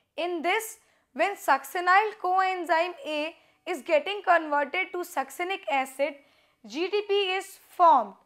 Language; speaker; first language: English; non-native, local second language; Hindi